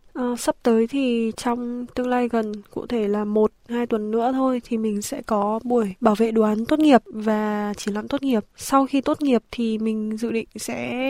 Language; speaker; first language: Vietnamese; native; Vietnamese